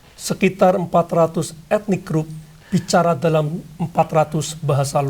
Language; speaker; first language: Indonesian; non-native, local second language; Javanese